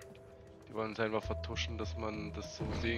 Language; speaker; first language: German; native; German